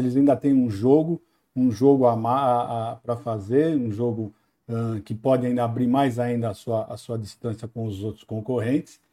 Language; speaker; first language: Portuguese; native; Portuguese